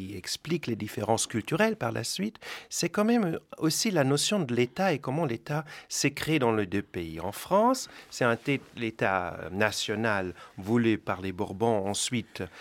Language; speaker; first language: French; non-native, fluent; German